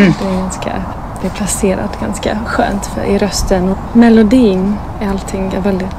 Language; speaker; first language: Swedish; non-native, fluent; English